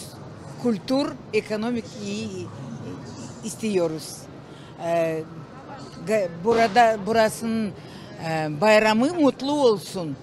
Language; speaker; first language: Turkish; non-native, learner; Kyrgyz